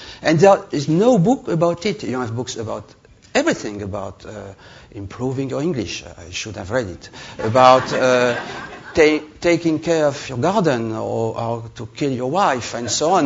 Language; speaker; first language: English; non-native, learner; French